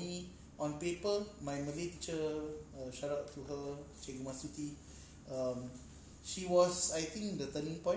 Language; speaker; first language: English; native; English